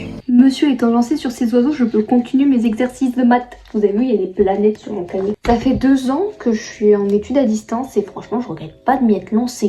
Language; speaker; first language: French; native; French